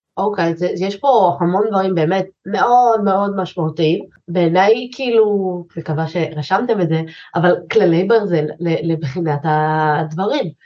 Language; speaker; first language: Hebrew; native; Hebrew